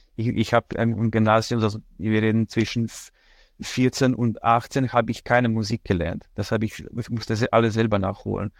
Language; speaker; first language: German; non-native, fluent; Slovenian